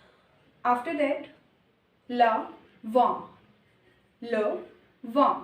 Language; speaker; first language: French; non-native, learner; Hindi